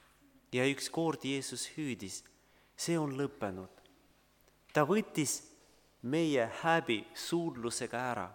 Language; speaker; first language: Estonian; non-native, learner; Russian